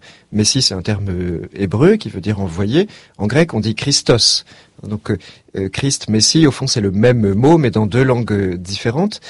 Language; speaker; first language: French; native; French